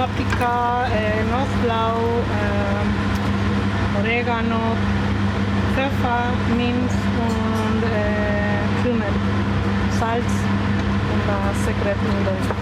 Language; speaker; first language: German; non-native, learner; Spanish